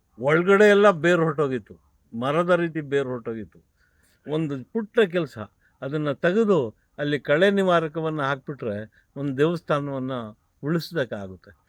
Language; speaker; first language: Kannada; non-native, local second language; Urdu